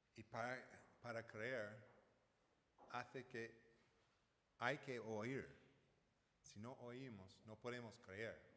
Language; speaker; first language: Spanish; non-native, fluent; English